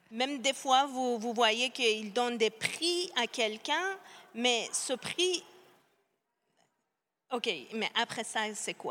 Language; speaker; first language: French; non-native, fluent; Persian